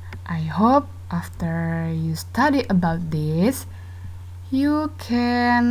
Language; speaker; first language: English; non-native, learner; Indonesian